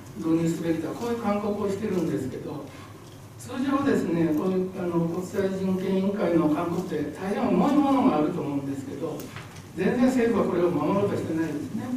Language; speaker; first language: Japanese; native; Japanese